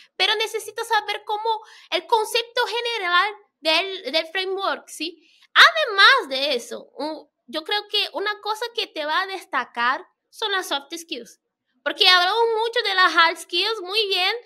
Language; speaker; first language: Spanish; non-native, fluent; Portuguese